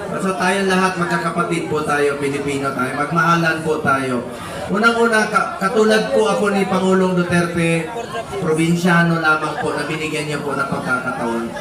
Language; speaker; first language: Filipino; non-native, local second language; Cebuano